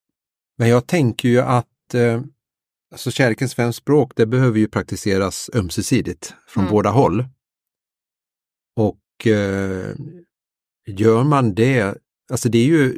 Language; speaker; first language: Swedish; native; Swedish